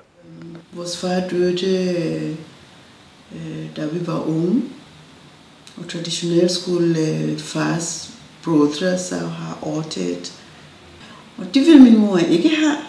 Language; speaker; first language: Danish; non-native, local second language; Masai